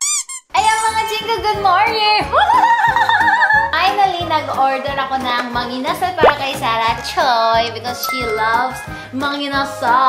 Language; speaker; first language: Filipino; non-native, fluent; Korean